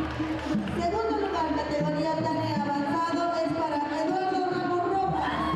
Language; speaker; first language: Spanish; native; Spanish